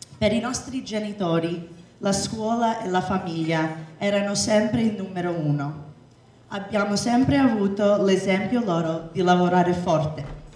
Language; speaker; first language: Italian; early bilingual, heritage; Italian